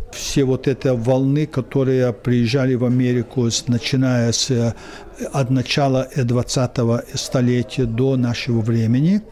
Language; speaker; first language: Russian; early bilingual, heritage; Russian